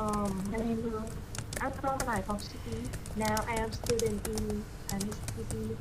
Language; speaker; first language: English; non-native, learner; Vietnamese